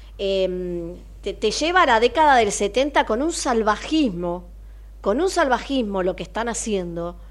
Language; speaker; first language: Spanish; native; Spanish